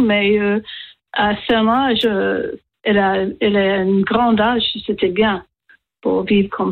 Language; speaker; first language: French; non-native, learner; English